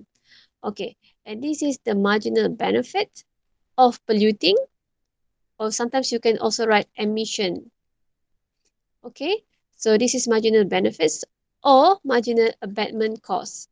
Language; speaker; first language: English; non-native, local second language; Malay